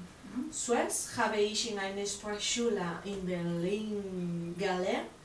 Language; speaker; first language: German; non-native, learner; Spanish